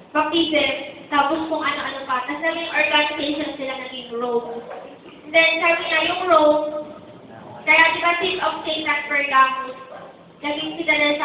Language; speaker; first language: Filipino; native; Filipino